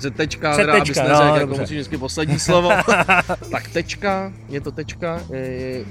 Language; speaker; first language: Czech; native; Czech